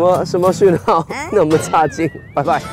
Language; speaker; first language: Chinese; non-native, local second language; Cantonese